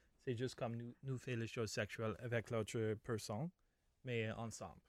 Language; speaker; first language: French; non-native, learner; English